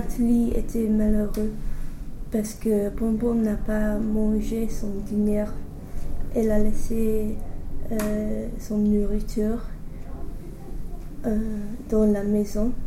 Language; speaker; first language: French; non-native, learner; English